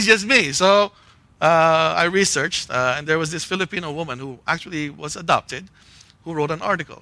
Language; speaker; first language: English; non-native, local second language; Filipino